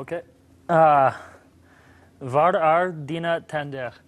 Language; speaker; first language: Swedish; non-native, learner; English